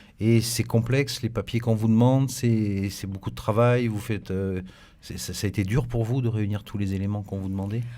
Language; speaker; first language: French; native; French